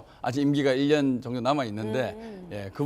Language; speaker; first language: Korean; native; Korean